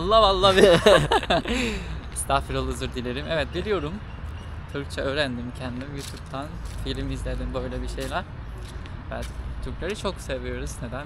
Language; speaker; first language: Turkish; non-native, learner; Uzbek